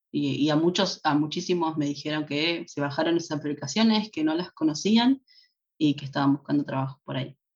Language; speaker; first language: Spanish; native; Spanish